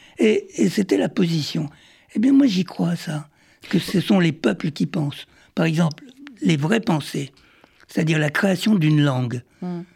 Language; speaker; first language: French; early bilingual, other home language; Arabic